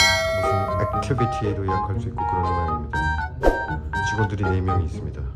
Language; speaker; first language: Korean; native; Korean